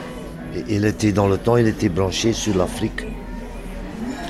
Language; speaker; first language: French; non-native, local second language; Dutch